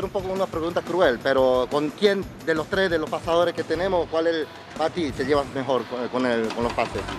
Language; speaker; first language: Spanish; non-native, fluent; Korean